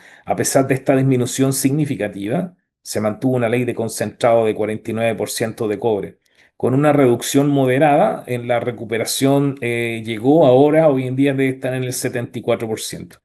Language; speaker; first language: Spanish; native; Spanish